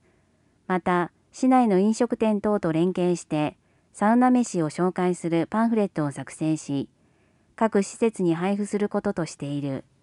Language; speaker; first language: Japanese; native; Japanese